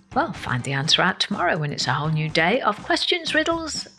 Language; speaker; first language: English; native; English